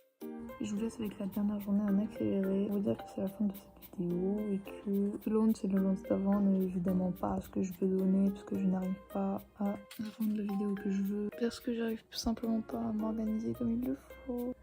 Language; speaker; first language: French; native; French